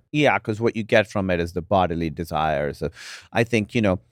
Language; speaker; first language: English; non-native, local second language; Urdu